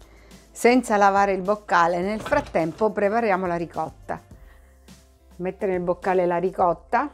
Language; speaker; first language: Italian; native; Italian